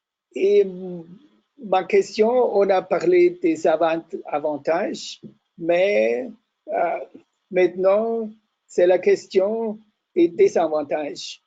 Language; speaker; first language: French; non-native, fluent; German